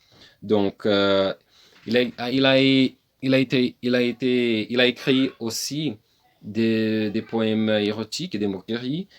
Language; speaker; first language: French; non-native, learner; Portuguese